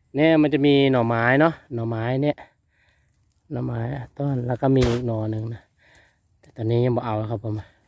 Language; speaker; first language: Thai; non-native, local second language; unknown